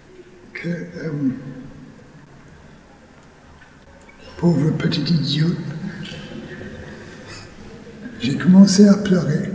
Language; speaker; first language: French; non-native, learner; English